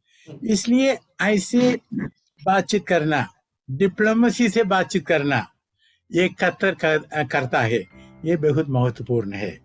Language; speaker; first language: Hindi; non-native, local second language; Malayalam